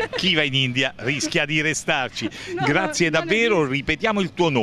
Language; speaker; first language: Italian; native; Italian